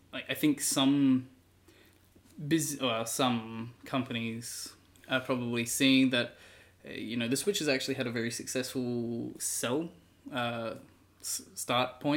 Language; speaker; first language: English; native; English